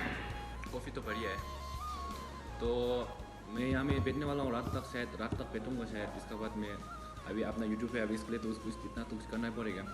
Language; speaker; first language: Hindi; non-native, local second language; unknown